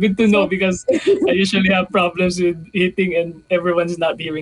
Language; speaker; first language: English; non-native, local second language; Filipino